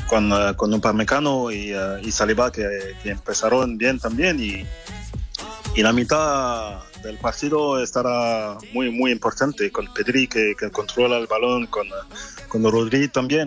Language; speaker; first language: Spanish; non-native, learner; French